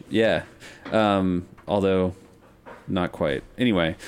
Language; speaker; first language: English; native; English